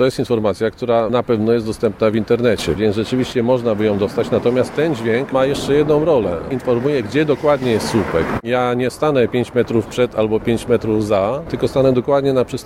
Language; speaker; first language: Polish; native; Polish